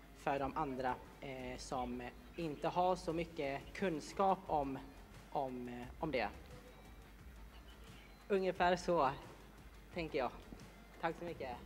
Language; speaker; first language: Swedish; early bilingual, other home language; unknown